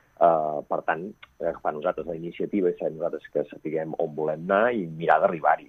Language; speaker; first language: Catalan; native; Catalan